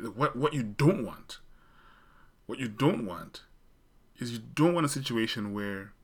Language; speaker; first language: English; non-native, local second language; Shona